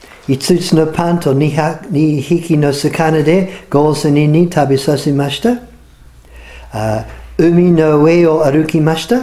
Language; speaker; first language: Japanese; non-native, fluent; English